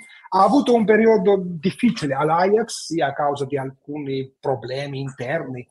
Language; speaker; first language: Italian; non-native, fluent; Georgian